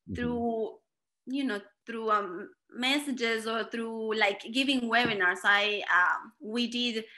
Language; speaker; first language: English; non-native, fluent; Spanish